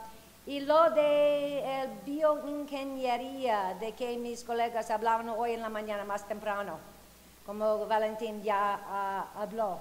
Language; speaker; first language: Spanish; non-native, fluent; English